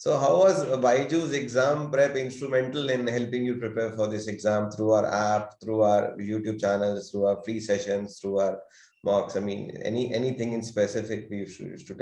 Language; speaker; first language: English; non-native, local second language; Hindi